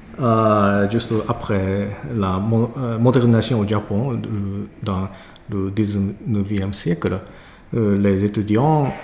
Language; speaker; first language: French; non-native, learner; Japanese